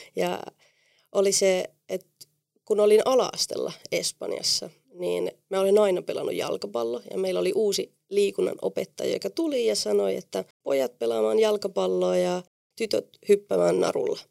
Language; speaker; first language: Finnish; non-native, fluent; Spanish